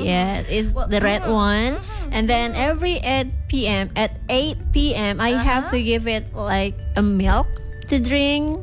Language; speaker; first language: English; non-native, fluent; Indonesian